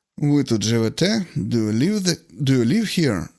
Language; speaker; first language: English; non-native, fluent; Ukrainian